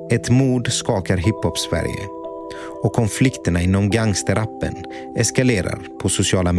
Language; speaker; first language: Swedish; native; Swedish